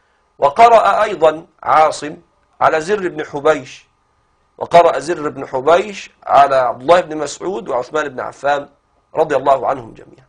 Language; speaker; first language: Arabic; native; Arabic